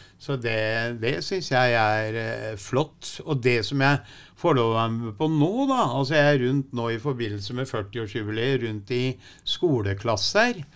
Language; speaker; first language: Norwegian; native; Norwegian